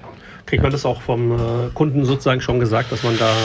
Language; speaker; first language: German; native; German